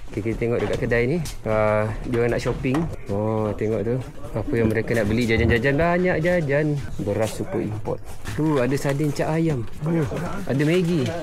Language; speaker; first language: Malay; native; Malay